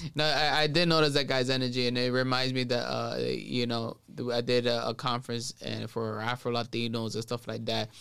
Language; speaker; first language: English; early bilingual, other home language; Spanish